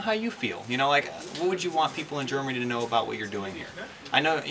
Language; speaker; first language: English; native; English